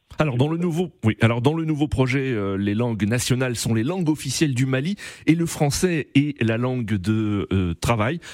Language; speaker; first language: French; native; French